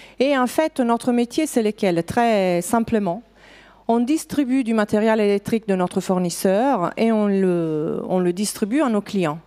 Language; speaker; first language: French; non-native, fluent; Italian